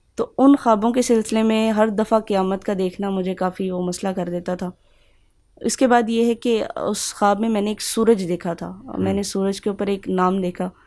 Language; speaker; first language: Urdu; native; Urdu